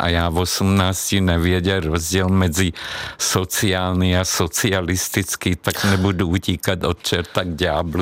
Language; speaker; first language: Czech; non-native, fluent; Hungarian